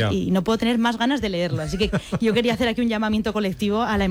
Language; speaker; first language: Spanish; native; Spanish